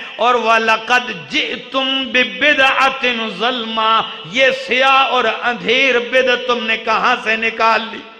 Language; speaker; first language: Urdu; non-native, local second language; Punjabi